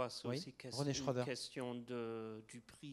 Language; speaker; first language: French; non-native, fluent; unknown